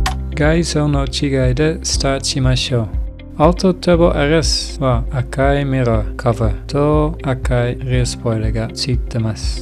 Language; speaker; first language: Japanese; non-native, learner; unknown